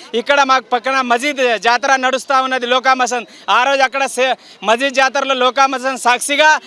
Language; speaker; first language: Telugu; non-native, local second language; Lambadi